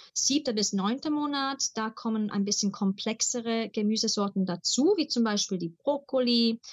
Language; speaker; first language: German; early bilingual, heritage; German